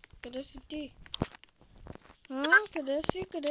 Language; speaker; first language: Bulgarian; non-native, learner; English